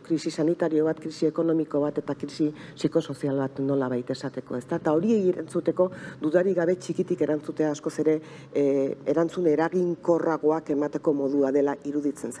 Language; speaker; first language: Basque; native; Basque